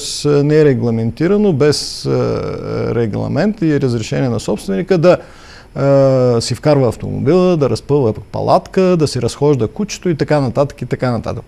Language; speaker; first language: Bulgarian; native; Bulgarian